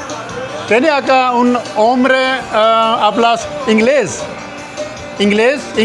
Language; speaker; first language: Spanish; non-native, learner; Hindi